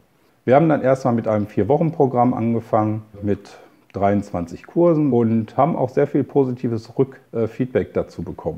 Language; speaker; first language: German; native; German